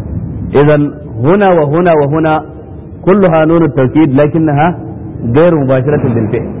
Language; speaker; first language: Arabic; non-native, fluent; Hausa